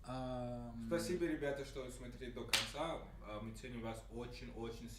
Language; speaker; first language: Russian; non-native, learner; English